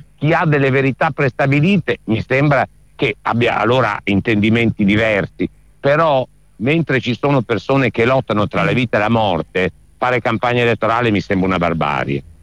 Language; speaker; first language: Italian; native; Italian